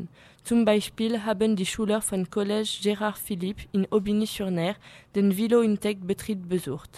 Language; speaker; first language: German; non-native, learner; French